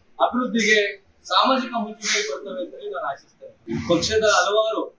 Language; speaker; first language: Kannada; non-native, local second language; Lambadi